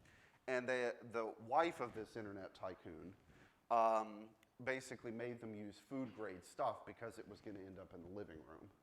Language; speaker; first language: English; native; English